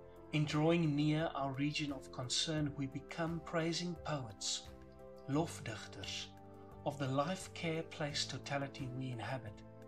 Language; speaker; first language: English; non-native, local second language; Afrikaans